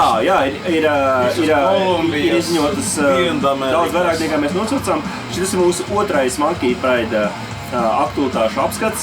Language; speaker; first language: Latvian; native; Latvian